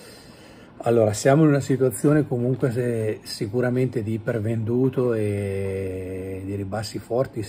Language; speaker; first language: Italian; native; Italian